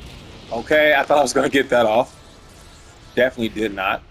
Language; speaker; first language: English; native; English